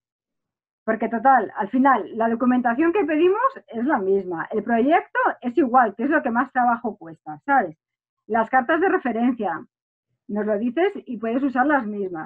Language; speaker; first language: Spanish; native; Spanish